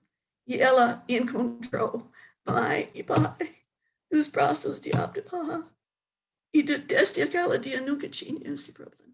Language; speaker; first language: Portuguese; non-native, learner; English